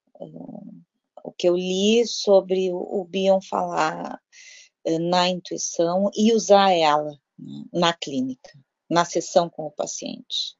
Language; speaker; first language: Portuguese; native; Portuguese